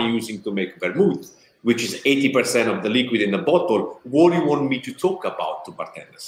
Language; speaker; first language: English; non-native, fluent; Italian